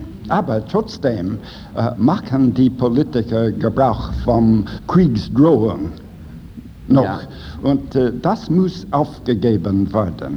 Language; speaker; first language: German; non-native, fluent; English